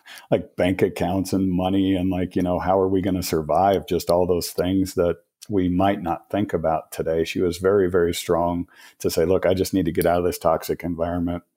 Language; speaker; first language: English; native; English